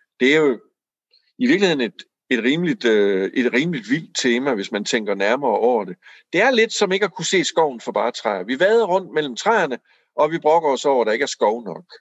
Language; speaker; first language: Danish; native; Danish